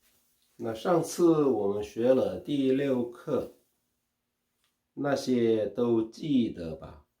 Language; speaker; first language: Chinese; non-native, fluent; Korean